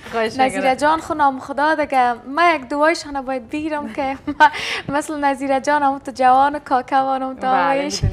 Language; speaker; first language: Persian; non-native, local second language; Turkmen